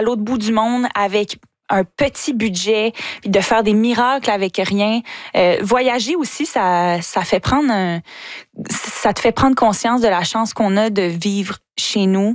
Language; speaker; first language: French; native; French